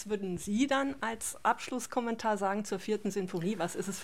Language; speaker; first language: German; native; German